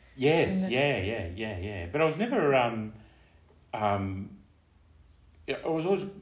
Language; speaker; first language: English; native; English